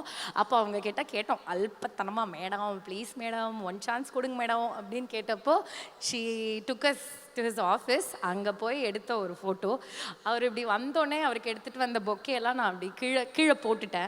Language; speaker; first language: Tamil; native; Tamil